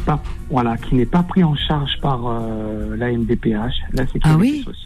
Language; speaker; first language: French; native; French